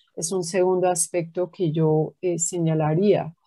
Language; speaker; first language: Spanish; non-native, fluent; English